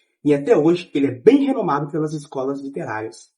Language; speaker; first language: Portuguese; native; Portuguese